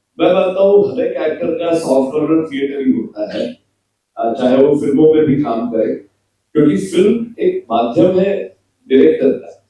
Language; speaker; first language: Hindi; non-native, local second language; Gujarati